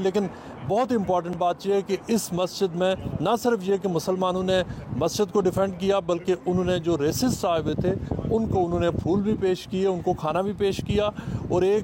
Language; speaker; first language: Urdu; native; Urdu